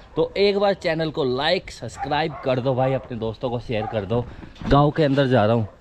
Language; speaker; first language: Hindi; native; Hindi